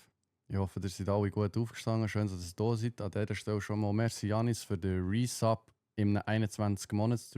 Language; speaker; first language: German; native; German